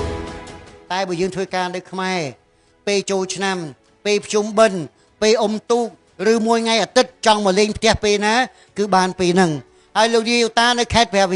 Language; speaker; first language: Khmer; native; Khmer